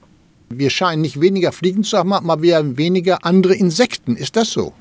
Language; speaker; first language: German; native; German